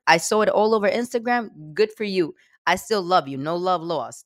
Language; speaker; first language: English; early bilingual, other home language; Spanish